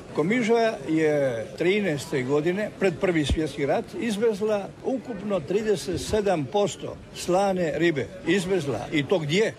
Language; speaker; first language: Croatian; native; Croatian